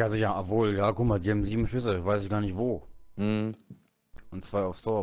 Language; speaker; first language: German; native; German